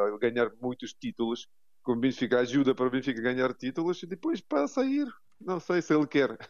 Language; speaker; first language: Portuguese; non-native, learner; Ukrainian